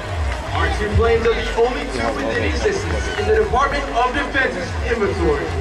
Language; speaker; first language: English; native; English